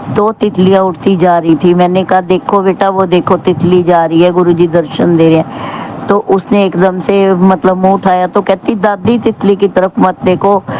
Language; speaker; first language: Hindi; non-native, local second language; Punjabi